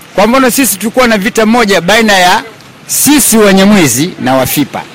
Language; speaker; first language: Swahili; non-native, local second language; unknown